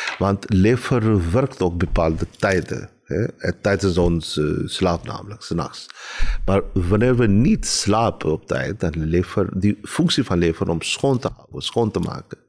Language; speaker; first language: Dutch; non-native, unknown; Urdu